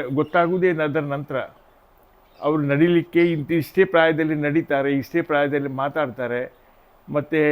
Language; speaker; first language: Kannada; native; Kannada